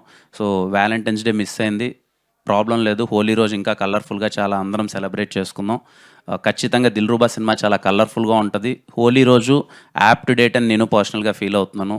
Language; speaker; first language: Telugu; native; Telugu